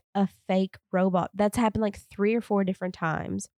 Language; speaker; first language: English; native; English